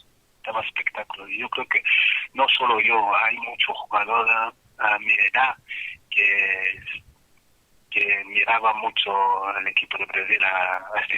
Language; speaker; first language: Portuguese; non-native, learner; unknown